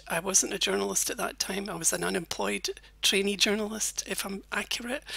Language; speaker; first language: English; native; English